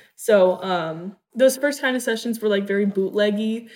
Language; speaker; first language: English; native; English